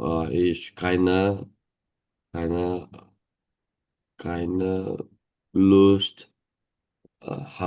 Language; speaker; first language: German; non-native, learner; Indonesian